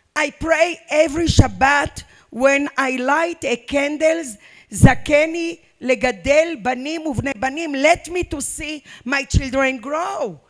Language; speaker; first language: English; non-native, learner; Arabic